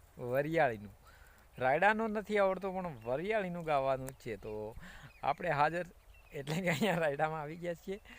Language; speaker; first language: Gujarati; non-native, local second language; Bhili